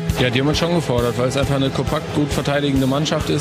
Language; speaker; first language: German; native; German